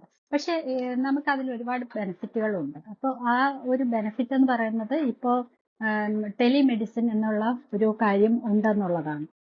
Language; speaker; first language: Malayalam; native; Malayalam